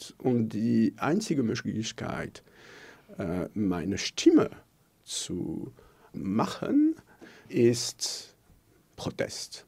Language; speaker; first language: German; non-native, local second language; French